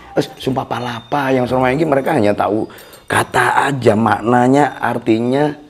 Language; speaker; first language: Indonesian; native; Indonesian